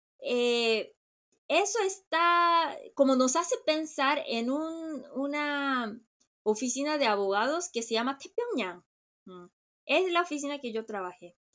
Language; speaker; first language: Spanish; non-native, fluent; Korean